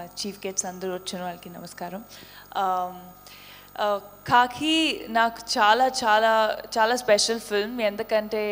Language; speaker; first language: Telugu; non-native, fluent; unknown